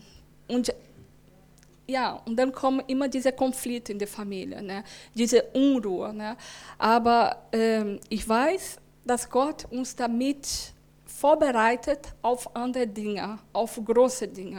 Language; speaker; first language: German; non-native, learner; Portuguese